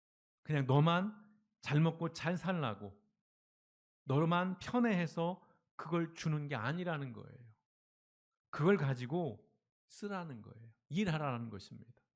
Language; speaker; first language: Korean; native; Korean